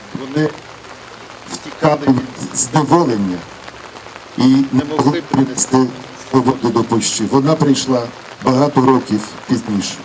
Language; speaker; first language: Ukrainian; non-native, fluent; Polish